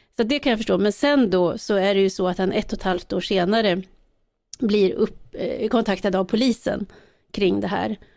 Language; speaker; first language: Swedish; native; Swedish